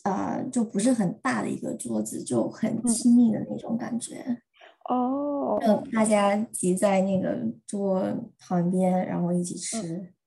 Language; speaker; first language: Chinese; early bilingual, heritage; Chinese